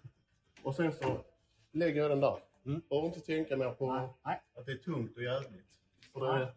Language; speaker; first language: Swedish; native; Swedish